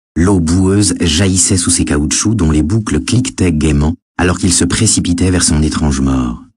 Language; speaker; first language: French; native; French